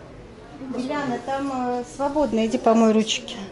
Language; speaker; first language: Russian; native; Russian